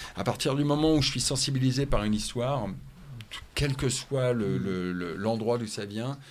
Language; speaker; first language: French; native; French